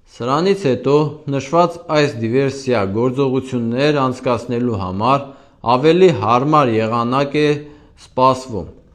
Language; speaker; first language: Armenian; native; Armenian